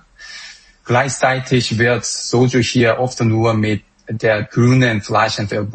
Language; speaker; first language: German; non-native, fluent; Korean